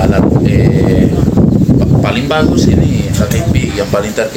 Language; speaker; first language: Indonesian; non-native, fluent; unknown